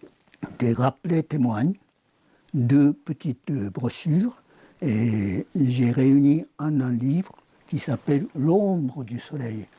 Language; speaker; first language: French; non-native, fluent; Japanese